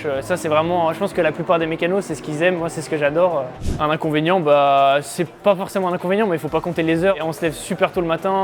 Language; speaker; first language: French; native; French